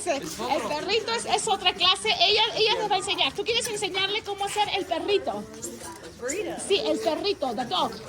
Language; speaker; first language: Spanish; non-native, fluent; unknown